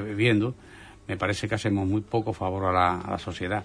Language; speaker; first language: Spanish; native; Spanish